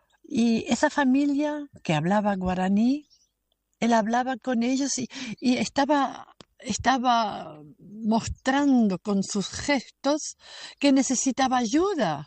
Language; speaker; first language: Spanish; non-native, fluent; German